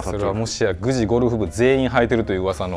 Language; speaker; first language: Japanese; native; Japanese